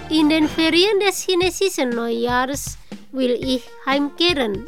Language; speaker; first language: German; non-native, learner; Indonesian